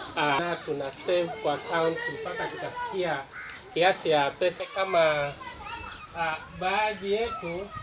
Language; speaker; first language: Swahili; native; Swahili